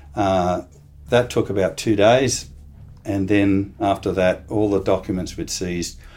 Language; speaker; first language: English; native; English